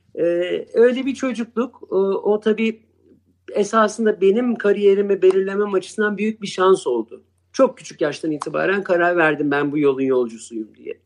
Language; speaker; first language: Turkish; native; Turkish